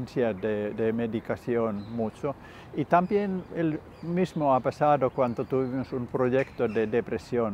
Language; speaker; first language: Spanish; non-native, learner; Finnish